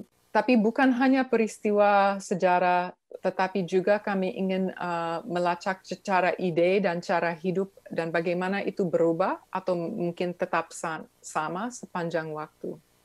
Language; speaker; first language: Indonesian; early bilingual, other home language; English